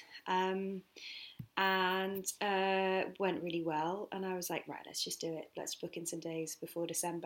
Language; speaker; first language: English; native; English